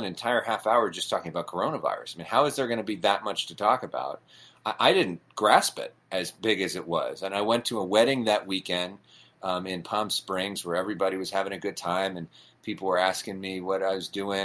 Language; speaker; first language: English; native; English